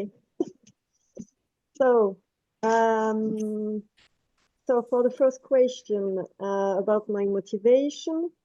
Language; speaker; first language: English; non-native, fluent; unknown